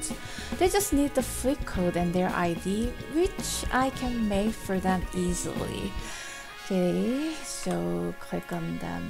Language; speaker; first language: English; non-native, fluent; Korean